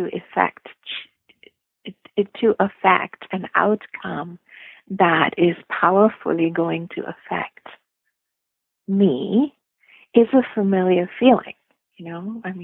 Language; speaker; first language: English; non-native, local second language; Gujarati